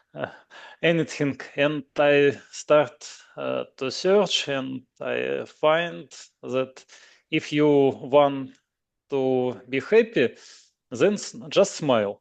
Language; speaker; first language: English; non-native, learner; Russian